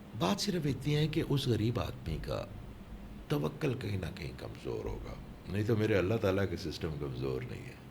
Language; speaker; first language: Urdu; non-native, local second language; Pashto